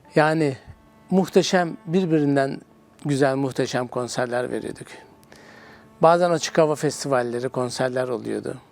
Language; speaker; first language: Turkish; native; Turkish